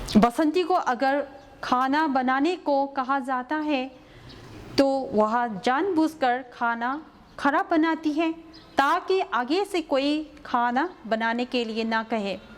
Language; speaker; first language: Hindi; non-native, local second language; Manipuri